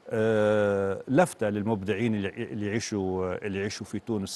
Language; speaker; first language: Arabic; native; Arabic